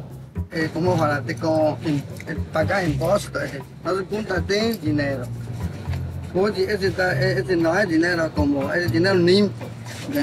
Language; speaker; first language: Portuguese; non-native, learner; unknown